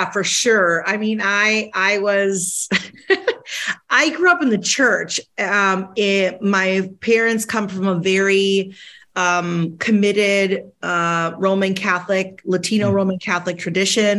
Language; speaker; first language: English; early bilingual, other home language; Spanish